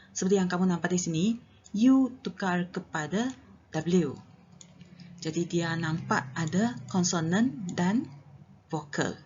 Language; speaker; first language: Malay; non-native, local second language; Chinese